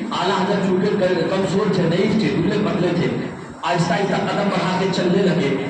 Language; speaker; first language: Urdu; native; Urdu